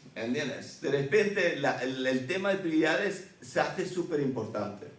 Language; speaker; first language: Spanish; early bilingual, other home language; Swedish